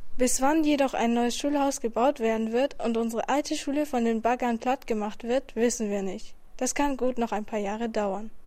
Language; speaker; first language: German; native; German